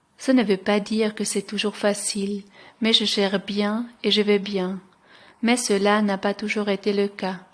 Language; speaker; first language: French; non-native, local second language; Swiss German